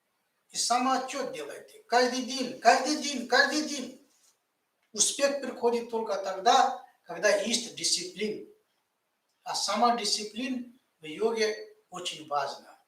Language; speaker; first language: Russian; non-native, fluent; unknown